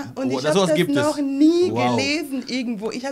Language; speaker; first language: German; non-native, fluent; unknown